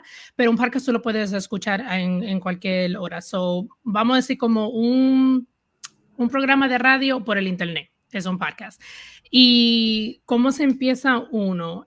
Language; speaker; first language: Spanish; early bilingual, heritage; Spanish